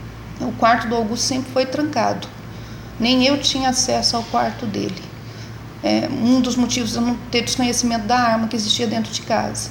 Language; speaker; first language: Portuguese; native; Portuguese